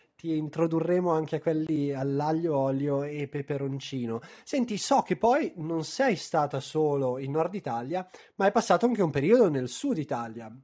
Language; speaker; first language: Italian; native; Italian